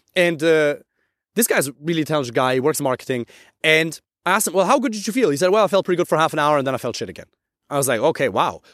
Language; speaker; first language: English; non-native, fluent; German